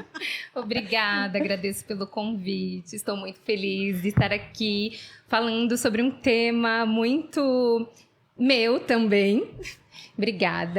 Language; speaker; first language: Portuguese; native; Portuguese